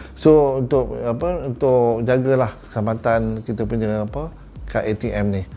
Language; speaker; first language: Malay; native; Malay